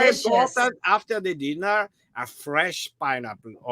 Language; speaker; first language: English; non-native, learner; German